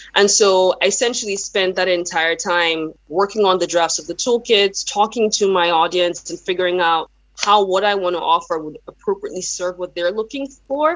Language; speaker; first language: English; non-native, local second language; Yoruba